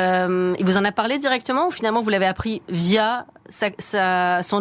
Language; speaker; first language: French; native; French